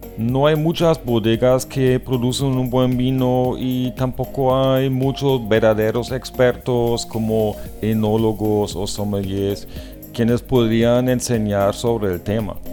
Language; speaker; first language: Spanish; non-native, fluent; German